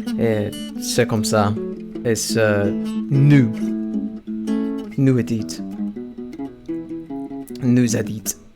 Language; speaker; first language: French; non-native, learner; English